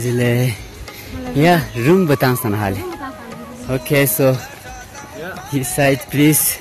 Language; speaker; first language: English; non-native, local second language; Ladakhi